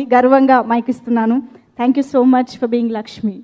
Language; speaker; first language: Telugu; native; Telugu